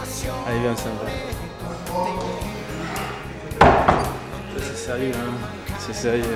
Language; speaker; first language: French; native; French